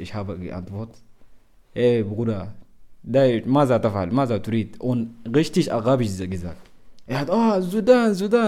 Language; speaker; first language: German; non-native, learner; Arabic